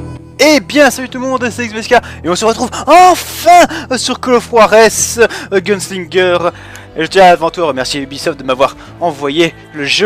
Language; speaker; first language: French; native; French